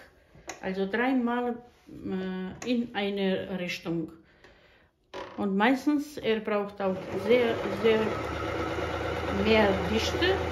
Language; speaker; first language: German; non-native, fluent; Bosnian